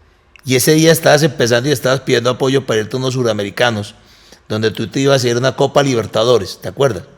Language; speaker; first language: Spanish; native; Spanish